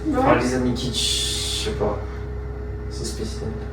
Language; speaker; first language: French; early bilingual, other home language; Armenian